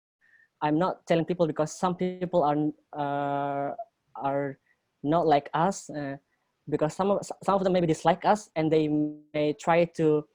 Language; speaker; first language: English; non-native, fluent; Indonesian